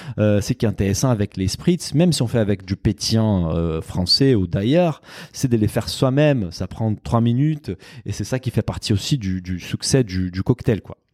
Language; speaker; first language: French; non-native, fluent; Portuguese